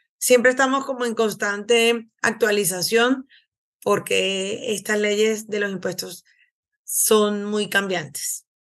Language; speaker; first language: Spanish; native; Spanish